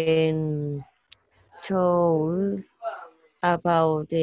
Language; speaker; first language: English; non-native, learner; Spanish